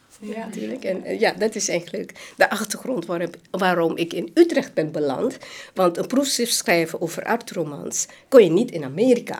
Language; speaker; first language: Dutch; non-native, local second language; Hakka Chinese